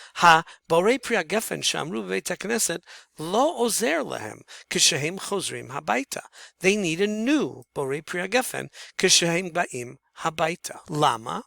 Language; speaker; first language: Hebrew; non-native, fluent; English